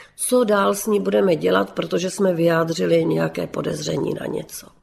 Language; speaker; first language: Czech; native; Czech